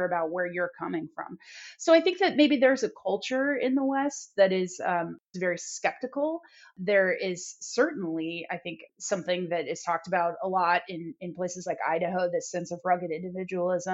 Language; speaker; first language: English; native; English